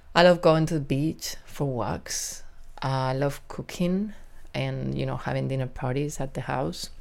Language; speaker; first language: English; non-native, fluent; Spanish